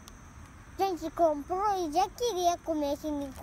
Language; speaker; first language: Portuguese; early bilingual, heritage; Portuguese